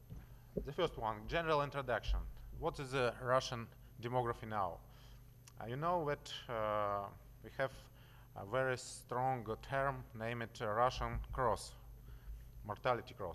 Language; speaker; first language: English; non-native, learner; Russian